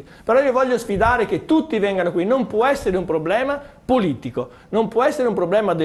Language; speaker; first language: Italian; native; Italian